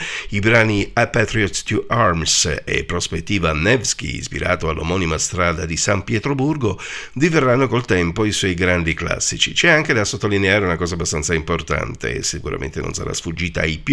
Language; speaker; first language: Italian; native; Italian